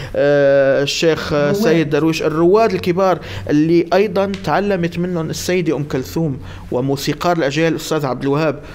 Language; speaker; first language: Arabic; native; Arabic